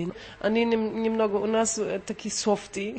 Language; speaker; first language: Russian; non-native, learner; German